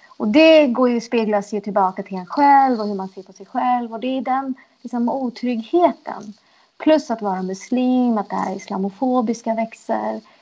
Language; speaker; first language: Swedish; early bilingual, other home language; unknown